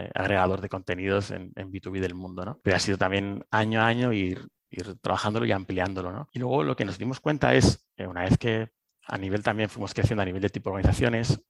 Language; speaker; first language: Spanish; native; Spanish